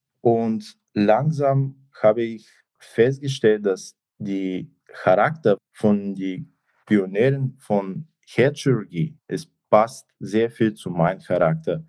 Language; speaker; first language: German; non-native, fluent; Bulgarian